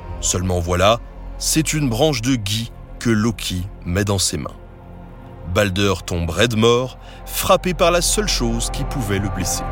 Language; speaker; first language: French; native; French